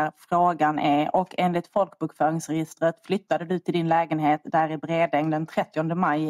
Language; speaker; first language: Swedish; native; Swedish